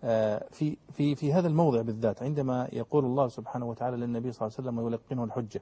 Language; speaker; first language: Arabic; native; Arabic